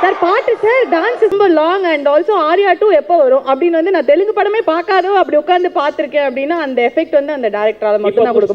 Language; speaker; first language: Tamil; native; Tamil